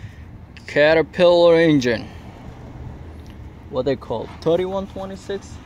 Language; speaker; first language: English; non-native, local second language; Somali